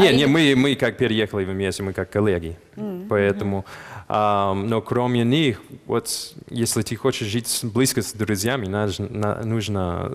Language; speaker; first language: Russian; non-native, fluent; English